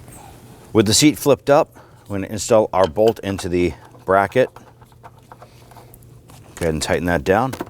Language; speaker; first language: English; native; English